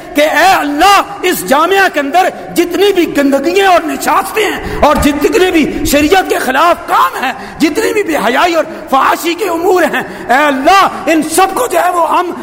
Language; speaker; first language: Urdu; native; Urdu